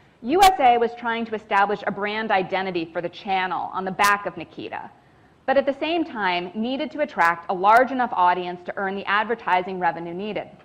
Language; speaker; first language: English; native; English